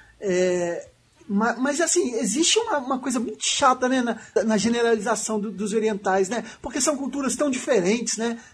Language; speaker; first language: Portuguese; native; Portuguese